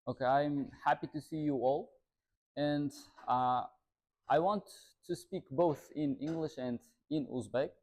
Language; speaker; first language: English; non-native, fluent; Uzbek